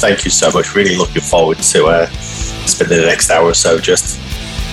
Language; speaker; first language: English; native; English